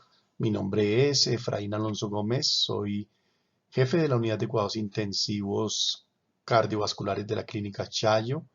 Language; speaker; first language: Spanish; native; Spanish